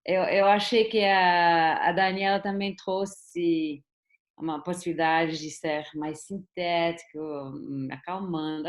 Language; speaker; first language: Portuguese; non-native, fluent; German